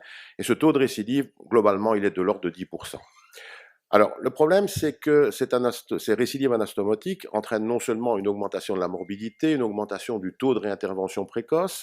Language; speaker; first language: French; native; French